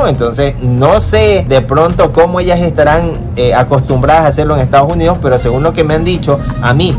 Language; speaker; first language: Spanish; native; Spanish